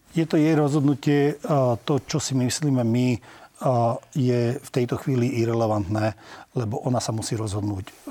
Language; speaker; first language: Slovak; non-native, local second language; Hungarian